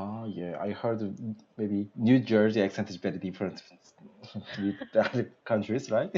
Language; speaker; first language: English; non-native, learner; Korean